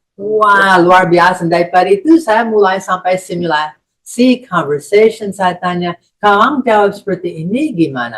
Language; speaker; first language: Indonesian; non-native, fluent; English